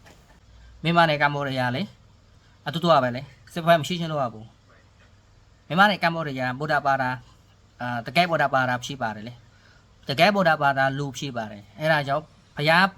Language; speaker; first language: Burmese; non-native, learner; Khmer